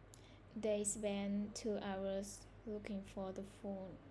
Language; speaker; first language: English; non-native, learner; Vietnamese